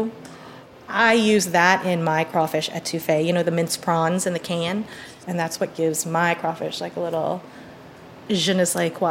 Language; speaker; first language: English; native; English